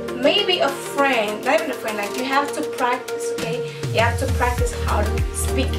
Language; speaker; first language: English; early bilingual, other home language; Portuguese